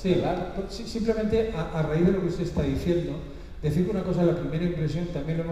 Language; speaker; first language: Spanish; native; Spanish